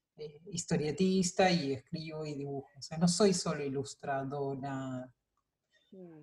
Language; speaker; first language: Spanish; native; Spanish